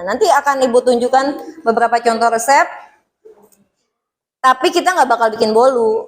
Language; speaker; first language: Indonesian; native; Indonesian